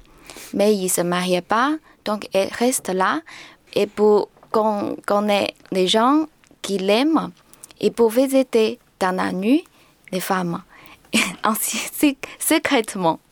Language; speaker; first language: French; non-native, learner; Chinese